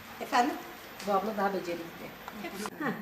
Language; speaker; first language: Turkish; native; Turkish